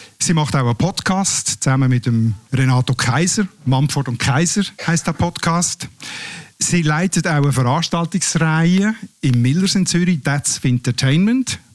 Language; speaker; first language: German; native; German